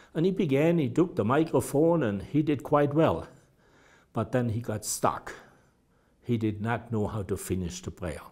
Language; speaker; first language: English; non-native, fluent; German